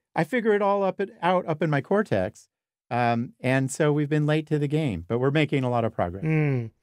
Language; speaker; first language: English; native; English